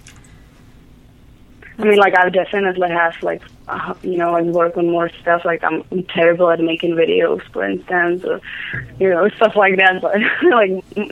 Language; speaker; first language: English; non-native, fluent; Czech